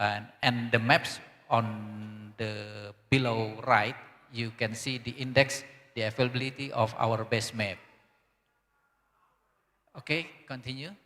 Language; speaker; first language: English; non-native, learner; Indonesian